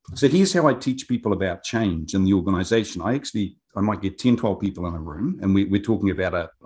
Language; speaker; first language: English; native; English